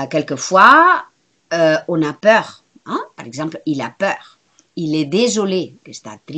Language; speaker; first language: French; non-native, fluent; Spanish